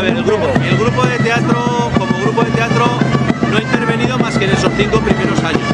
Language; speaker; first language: Spanish; native; Spanish